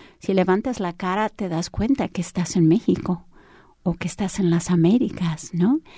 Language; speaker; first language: Spanish; early bilingual, heritage; English